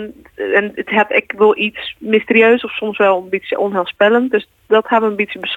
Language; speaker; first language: Dutch; non-native, local second language; Western Frisian